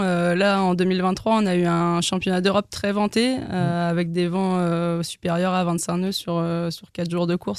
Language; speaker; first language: French; native; French